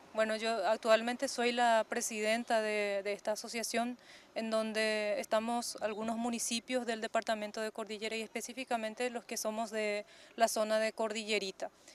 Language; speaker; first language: Spanish; native; Spanish